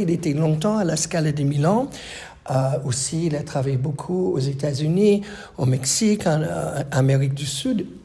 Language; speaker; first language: French; non-native, fluent; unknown